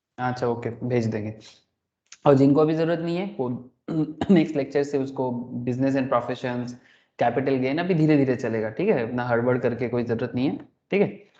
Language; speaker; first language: Hindi; non-native, local second language; Bangla